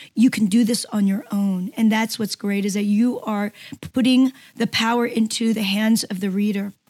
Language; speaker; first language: English; non-native, fluent; Korean